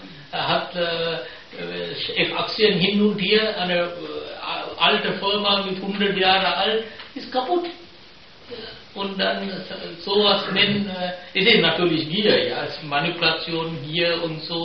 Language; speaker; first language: German; non-native, fluent; Sinhala